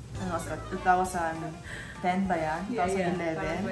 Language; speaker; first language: Filipino; early bilingual, other home language; Korean